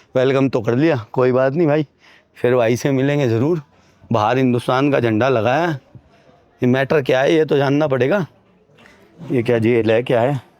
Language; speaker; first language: Hindi; native; Hindi